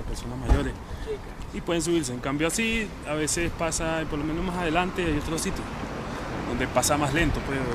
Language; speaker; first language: Spanish; native; Spanish